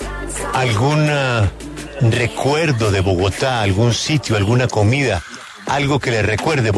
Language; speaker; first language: Spanish; native; Spanish